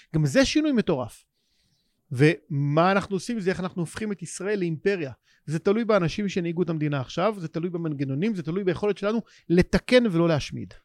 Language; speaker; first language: Hebrew; native; Hebrew